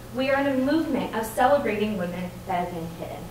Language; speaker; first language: English; native; English